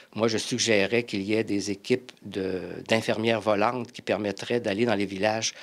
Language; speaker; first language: French; native; French